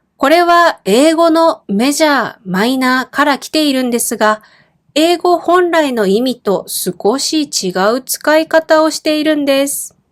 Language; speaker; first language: Japanese; native; Japanese